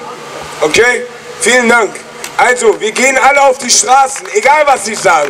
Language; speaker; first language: German; non-native, fluent; Persian